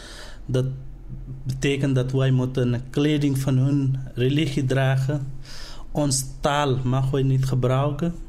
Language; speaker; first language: Dutch; non-native, learner; Nepali